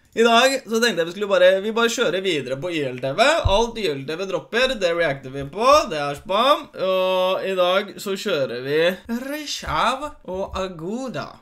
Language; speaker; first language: Norwegian; early bilingual, other home language; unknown